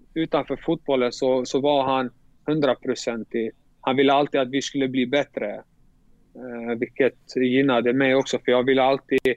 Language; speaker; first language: Swedish; early bilingual, other home language; Albanian